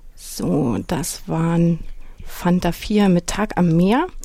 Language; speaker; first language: German; native; German